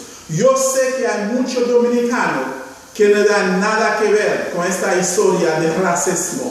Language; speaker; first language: Spanish; non-native, fluent; Haitian Creole